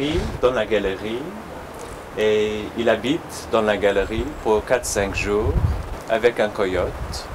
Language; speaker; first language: French; non-native, learner; English